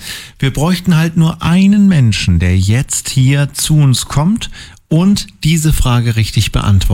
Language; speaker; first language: German; native; German